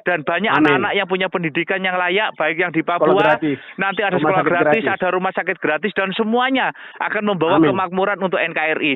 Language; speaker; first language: Indonesian; non-native, local second language; Javanese